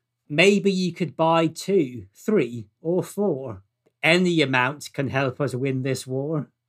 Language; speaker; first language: English; native; English